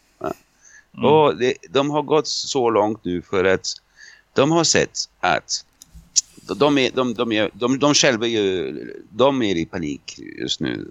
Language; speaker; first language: Swedish; non-native, fluent; Italian